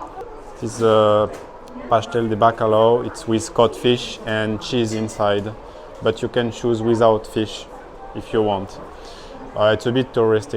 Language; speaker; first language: English; non-native, learner; French